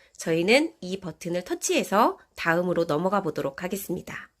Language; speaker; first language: Korean; native; Korean